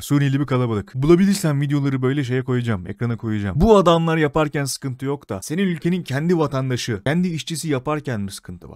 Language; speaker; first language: Turkish; native; Turkish